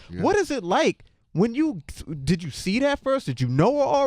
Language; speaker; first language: English; native; English